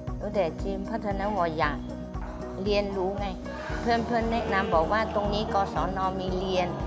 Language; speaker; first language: Thai; non-native, local second language; Chinese